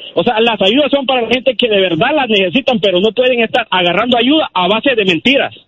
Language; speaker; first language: Spanish; native; Spanish